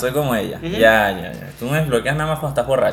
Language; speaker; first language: Spanish; native; Spanish